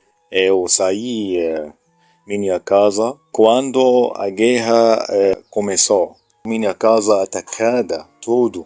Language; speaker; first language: Portuguese; non-native, learner; Arabic